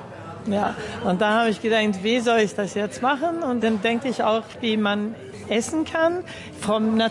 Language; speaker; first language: German; early bilingual, heritage; German